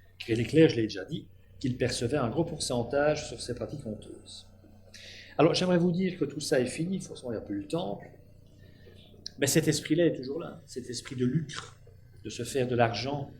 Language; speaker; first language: French; native; French